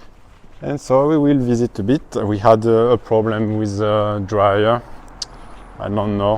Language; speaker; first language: English; non-native, learner; French